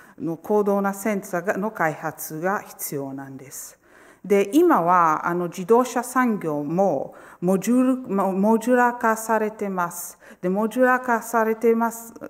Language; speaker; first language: Japanese; non-native, fluent; Italian